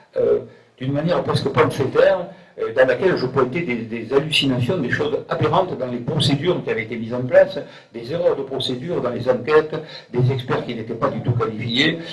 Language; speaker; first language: French; native; French